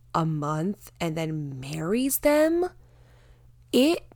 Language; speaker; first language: English; native; English